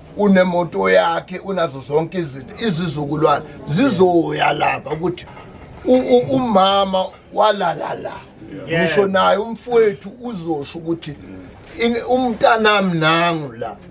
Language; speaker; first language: Zulu; native; Zulu